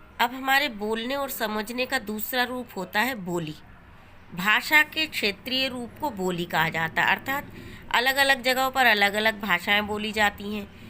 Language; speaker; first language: Hindi; native; Hindi